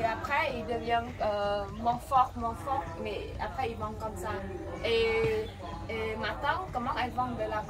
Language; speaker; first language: French; non-native, learner; Khmer